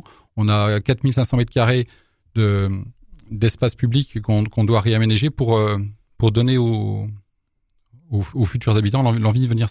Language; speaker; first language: French; native; French